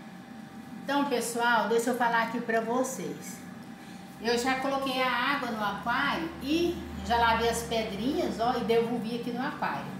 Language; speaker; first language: Portuguese; native; Portuguese